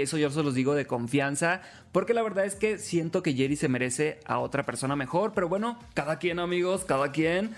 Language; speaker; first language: Spanish; native; Spanish